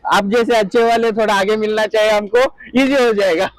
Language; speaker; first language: Hindi; non-native, local second language; Telugu